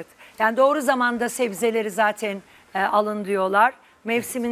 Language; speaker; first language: Turkish; native; Turkish